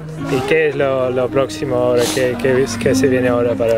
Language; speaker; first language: Spanish; native; Spanish